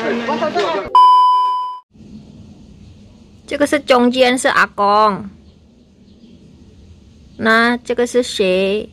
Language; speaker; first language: Chinese; non-native, learner; Indonesian